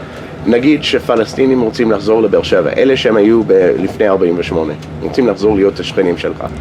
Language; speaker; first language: Hebrew; non-native, fluent; English